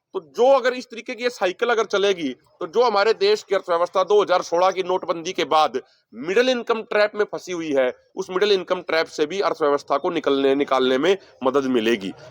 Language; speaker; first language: Hindi; native; Hindi